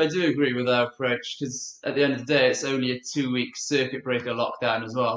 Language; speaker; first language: English; native; English